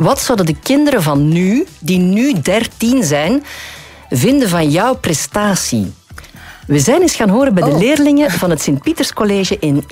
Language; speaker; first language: Dutch; native; Dutch